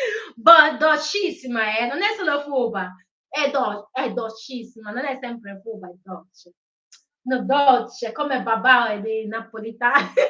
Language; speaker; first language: Italian; non-native, learner; Igbo